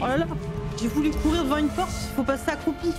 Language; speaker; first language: French; native; French